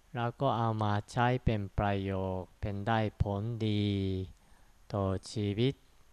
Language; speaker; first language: Thai; non-native, fluent; Japanese